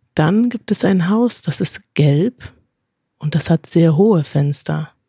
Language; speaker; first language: German; native; German